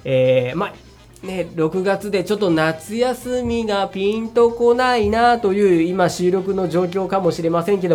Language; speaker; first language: Japanese; native; Japanese